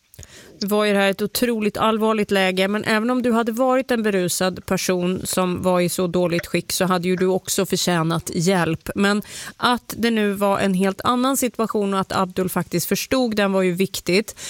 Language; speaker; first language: Swedish; native; Swedish